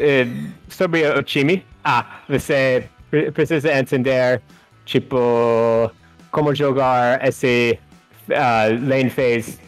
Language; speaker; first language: Portuguese; non-native, fluent; English